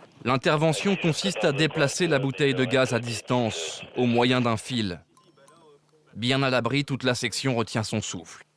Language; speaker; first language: French; native; French